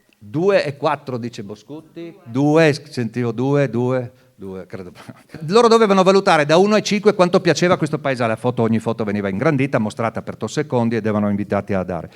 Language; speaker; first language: Italian; non-native, local second language; Friulian